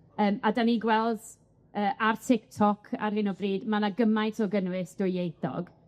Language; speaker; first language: Welsh; native; Welsh